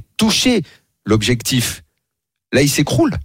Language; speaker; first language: French; native; French